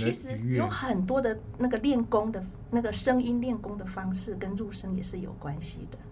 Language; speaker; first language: Chinese; native; Chinese